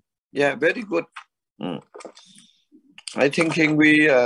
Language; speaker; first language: English; non-native, learner; Vietnamese